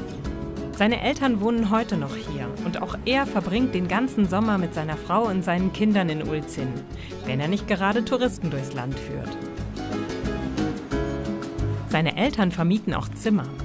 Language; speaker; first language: German; native; German